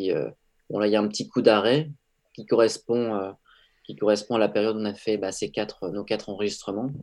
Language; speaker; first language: French; native; French